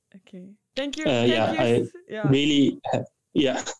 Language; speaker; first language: English; non-native, fluent; Danish